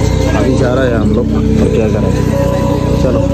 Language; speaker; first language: Hindi; non-native, learner; Bangla